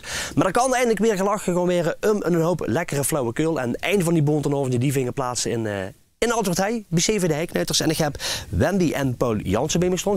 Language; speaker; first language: Dutch; native; Dutch